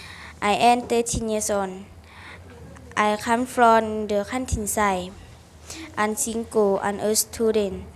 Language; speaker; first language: English; non-native, learner; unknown